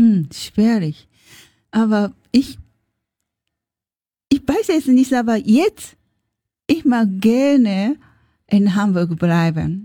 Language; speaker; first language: German; non-native, learner; Japanese